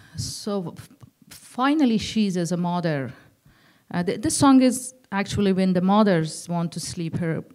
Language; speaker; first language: English; non-native, learner; Persian